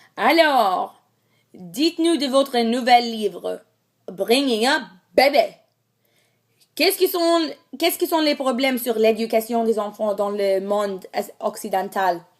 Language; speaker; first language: French; non-native, learner; English